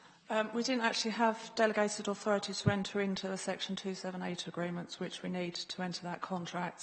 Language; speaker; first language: English; native; English